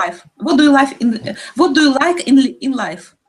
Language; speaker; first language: English; non-native, learner; Russian